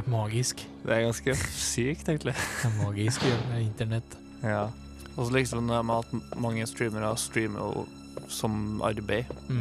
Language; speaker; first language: Norwegian; native; Norwegian